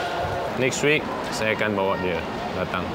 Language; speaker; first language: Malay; non-native, local second language; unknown